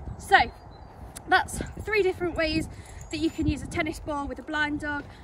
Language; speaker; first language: English; native; English